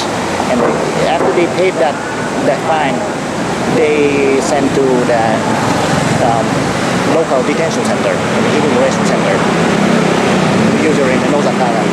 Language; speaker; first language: English; non-native, fluent; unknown